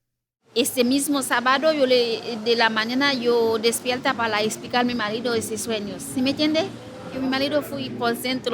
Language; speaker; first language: Spanish; non-native, local second language; Haitian Creole